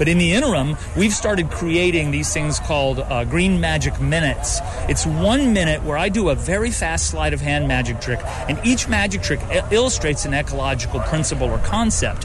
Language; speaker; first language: English; native; English